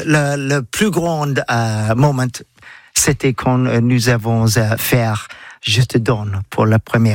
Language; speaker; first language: French; non-native, learner; English